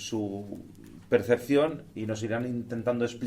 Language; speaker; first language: Spanish; native; Spanish